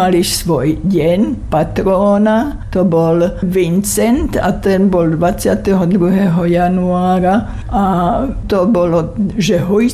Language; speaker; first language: Slovak; non-native, local second language; German